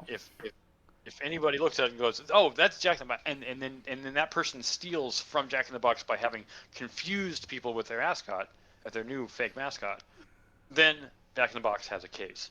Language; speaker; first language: English; native; English